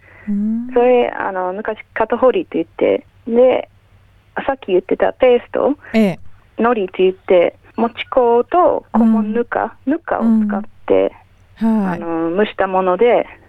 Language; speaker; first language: Japanese; non-native, fluent; English